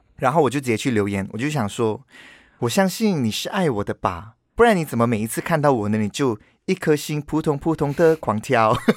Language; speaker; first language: Chinese; native; Chinese